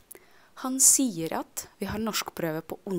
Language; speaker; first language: Norwegian; non-native, fluent; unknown